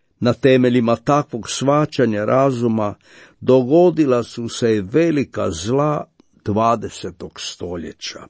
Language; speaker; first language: Croatian; native; Croatian